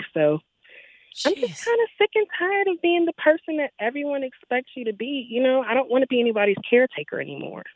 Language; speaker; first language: English; native; English